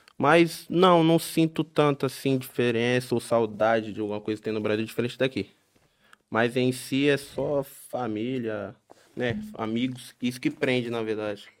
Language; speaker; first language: Portuguese; native; Portuguese